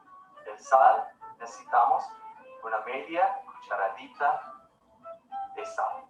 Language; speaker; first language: Spanish; non-native, learner; English